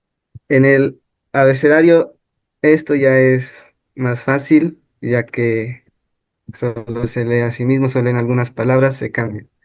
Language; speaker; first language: Spanish; non-native, local second language; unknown